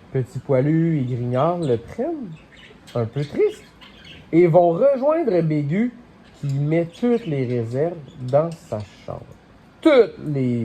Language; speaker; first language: French; native; French